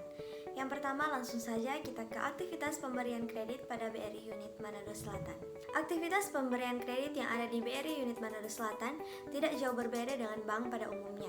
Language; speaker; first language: Indonesian; native; Indonesian